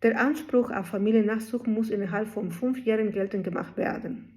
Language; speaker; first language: German; non-native, fluent; Spanish